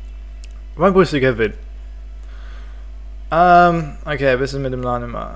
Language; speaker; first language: Welsh; non-native, fluent; English